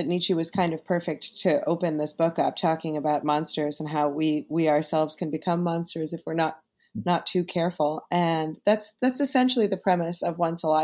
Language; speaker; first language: English; native; English